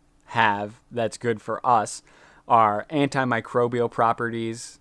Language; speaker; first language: English; native; English